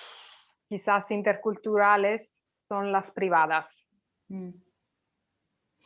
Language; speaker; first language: Spanish; non-native, fluent; Italian